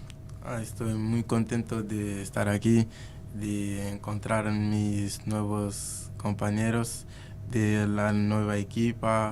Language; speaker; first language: Spanish; non-native, learner; Portuguese